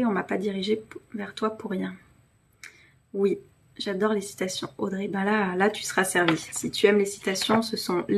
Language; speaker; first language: French; native; French